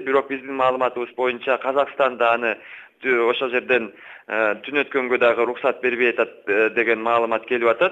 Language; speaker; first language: Kyrgyz; native; Kyrgyz